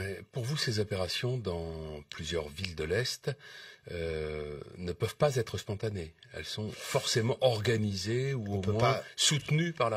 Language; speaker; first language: French; native; French